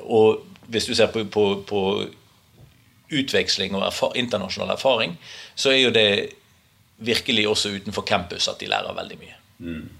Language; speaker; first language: Norwegian; native; Norwegian